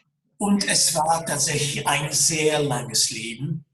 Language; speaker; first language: German; non-native, fluent; Russian